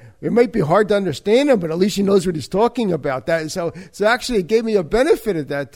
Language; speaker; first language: English; native; English